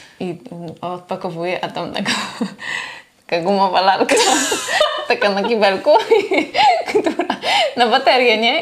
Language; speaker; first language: Polish; native; Polish